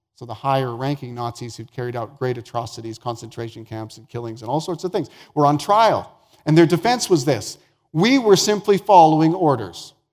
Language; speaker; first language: English; native; English